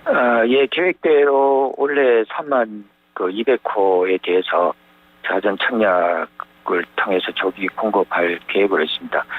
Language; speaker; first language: Korean; native; Korean